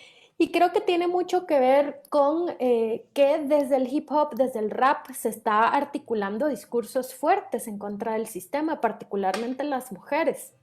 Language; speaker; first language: Spanish; native; Spanish